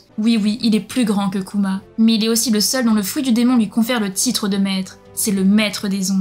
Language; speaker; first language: French; native; French